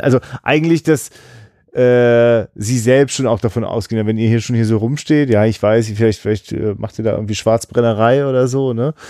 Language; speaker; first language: German; native; German